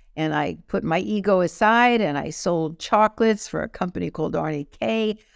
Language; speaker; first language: English; native; English